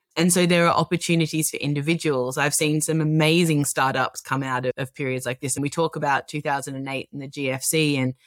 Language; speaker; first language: English; native; English